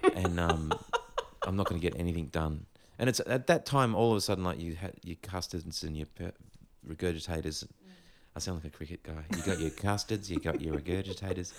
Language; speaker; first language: English; native; English